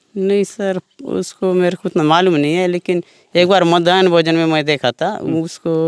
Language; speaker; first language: Hindi; non-native, local second language; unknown